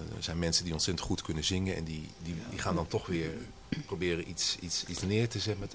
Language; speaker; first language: Dutch; native; Dutch